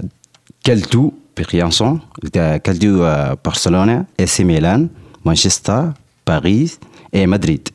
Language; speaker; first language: French; non-native, learner; Arabic